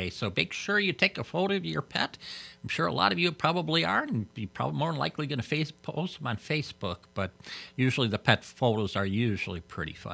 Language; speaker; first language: English; native; English